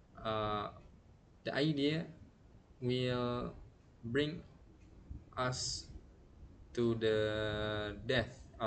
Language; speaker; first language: English; non-native, learner; Indonesian